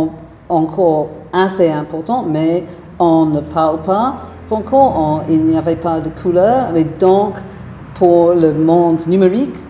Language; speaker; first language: French; non-native, fluent; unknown